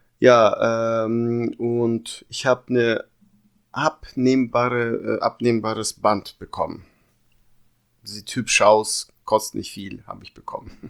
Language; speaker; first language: German; early bilingual, other home language; Russian